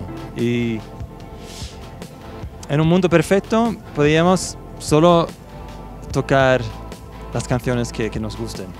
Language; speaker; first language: Spanish; non-native, fluent; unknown